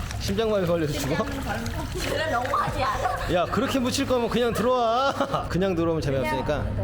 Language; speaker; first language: Korean; native; Korean